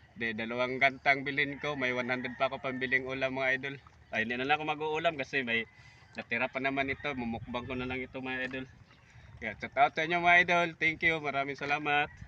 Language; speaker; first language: Filipino; native; Filipino